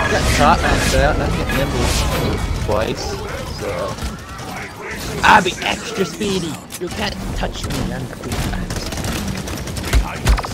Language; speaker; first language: English; native; English